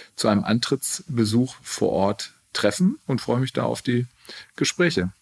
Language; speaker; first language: German; native; German